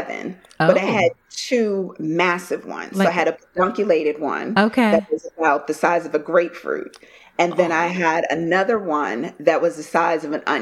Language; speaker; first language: English; native; English